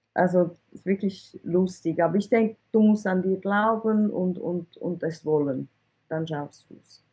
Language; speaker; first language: German; early bilingual, other home language; Persian